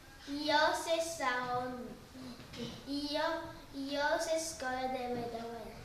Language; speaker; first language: Catalan; non-native, learner; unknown